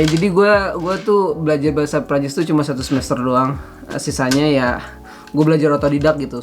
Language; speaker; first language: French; non-native, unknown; Indonesian